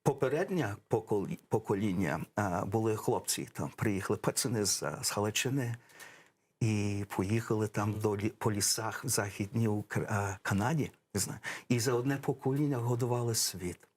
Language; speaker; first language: Ukrainian; early bilingual, heritage; English